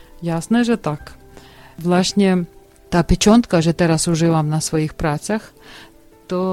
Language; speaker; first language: Polish; non-native, learner; Ukrainian